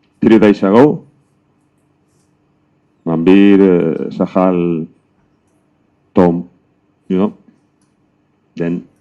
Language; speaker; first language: English; non-native, learner; Spanish